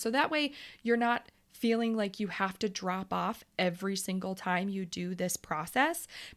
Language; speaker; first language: English; native; English